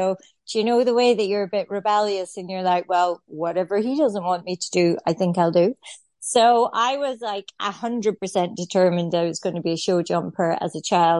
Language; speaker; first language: English; native; English